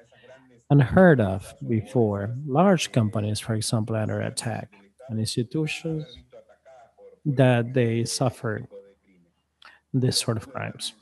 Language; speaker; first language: English; non-native, fluent; Spanish